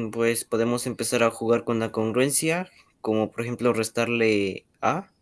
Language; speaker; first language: Spanish; native; Spanish